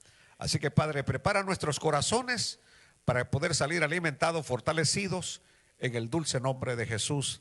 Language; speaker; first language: Spanish; native; Spanish